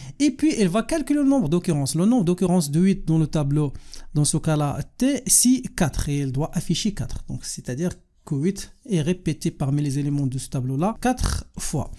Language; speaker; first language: French; non-native, local second language; Arabic